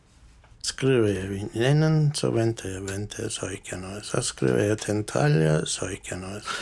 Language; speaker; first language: Danish; non-native, fluent; Turkish